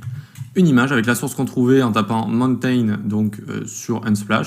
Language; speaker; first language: French; native; French